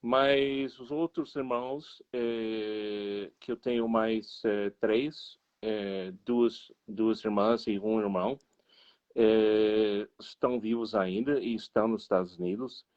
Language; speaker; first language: Portuguese; non-native, fluent; English